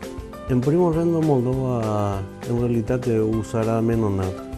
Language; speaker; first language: Romanian; non-native, learner; Spanish